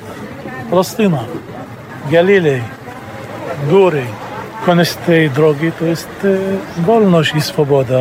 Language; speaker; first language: Polish; non-native, fluent; Arabic